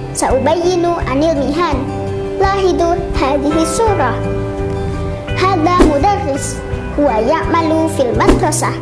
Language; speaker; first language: Arabic; non-native, learner; Indonesian